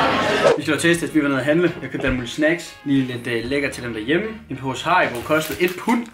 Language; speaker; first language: Danish; native; Danish